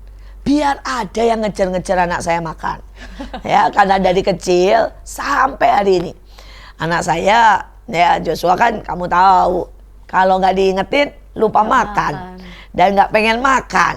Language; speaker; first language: Indonesian; native; Indonesian